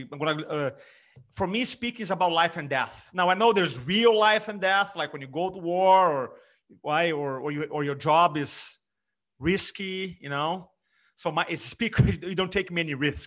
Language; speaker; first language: English; non-native, fluent; Portuguese